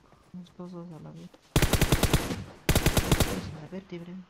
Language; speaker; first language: Spanish; native; Spanish